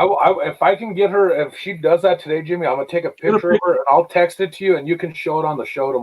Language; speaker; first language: English; native; English